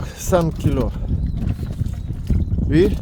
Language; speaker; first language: French; non-native, learner; Russian